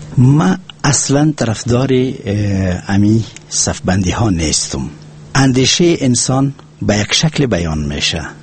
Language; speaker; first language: Persian; non-native, local second language; Pashto